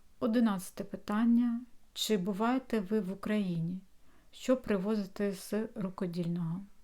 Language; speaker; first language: Ukrainian; non-native, local second language; Russian